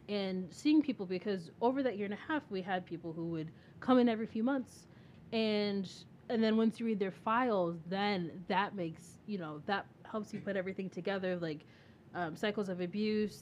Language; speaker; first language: English; native; English